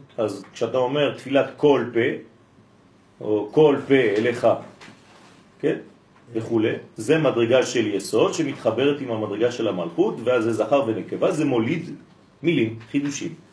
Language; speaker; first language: Hebrew; non-native, fluent; French